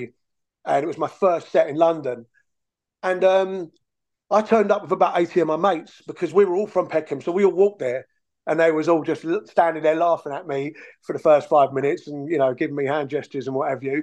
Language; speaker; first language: English; native; English